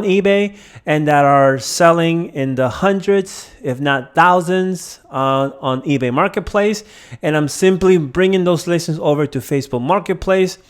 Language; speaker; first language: English; native; English